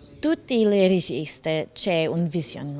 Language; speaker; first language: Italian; non-native, learner; English